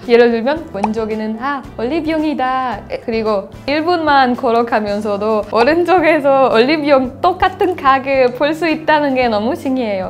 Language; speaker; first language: Korean; non-native, fluent; Spanish